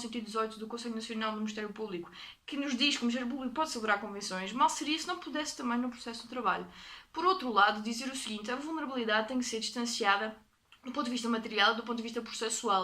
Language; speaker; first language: Portuguese; native; Portuguese